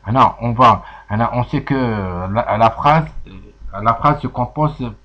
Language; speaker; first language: French; non-native, local second language; Arabic